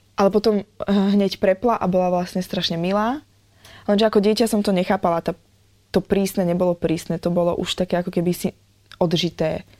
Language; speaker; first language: Slovak; native; Slovak